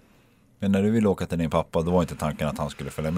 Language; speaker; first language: Swedish; native; Swedish